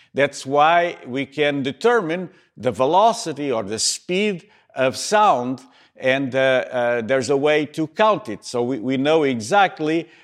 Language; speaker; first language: English; native; English